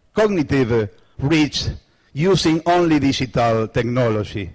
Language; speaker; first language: English; non-native, learner; Spanish